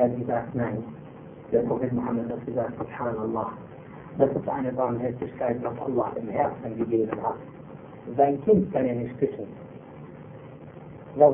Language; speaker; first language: German; non-native, fluent; Arabic